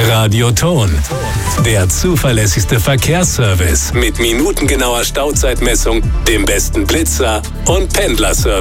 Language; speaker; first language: German; native; German